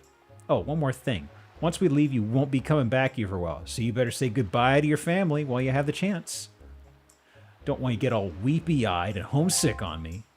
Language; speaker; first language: English; native; English